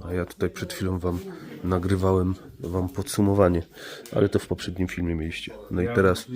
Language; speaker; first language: Polish; native; Polish